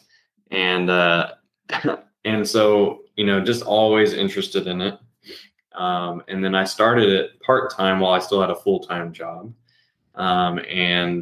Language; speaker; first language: English; native; English